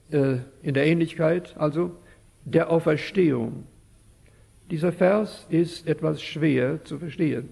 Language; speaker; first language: German; early bilingual, heritage; German